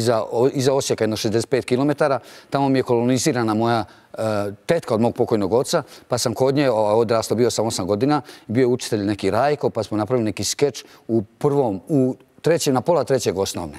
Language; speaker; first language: Bosnian; native; Bosnian